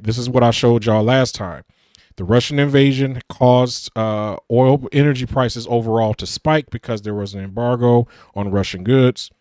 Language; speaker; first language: English; native; English